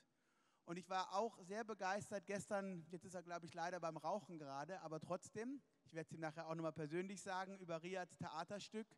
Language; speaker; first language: German; native; German